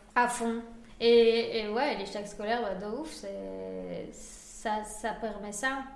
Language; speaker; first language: French; early bilingual, other home language; Spanish